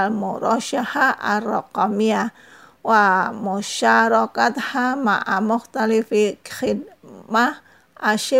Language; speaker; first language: Arabic; non-native, fluent; Indonesian